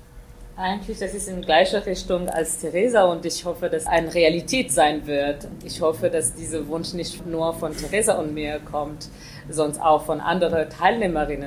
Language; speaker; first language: German; non-native, fluent; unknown